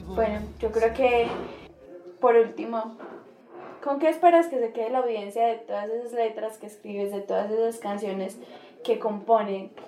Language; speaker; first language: Spanish; native; Spanish